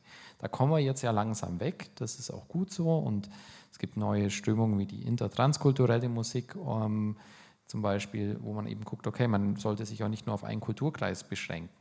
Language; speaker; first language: German; native; German